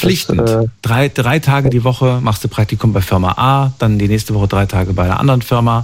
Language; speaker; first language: German; native; German